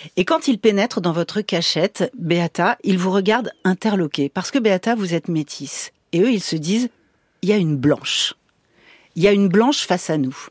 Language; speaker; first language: French; native; French